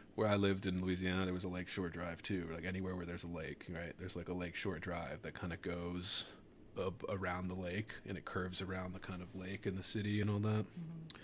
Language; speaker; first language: English; native; English